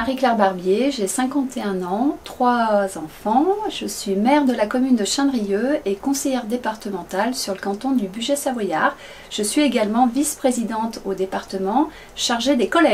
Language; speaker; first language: French; native; French